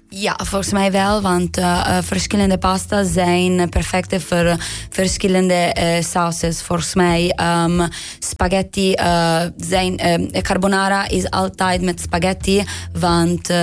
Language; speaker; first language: Dutch; non-native, learner; Italian